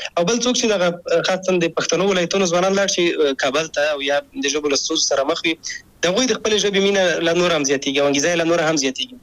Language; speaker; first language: Pashto; native; Pashto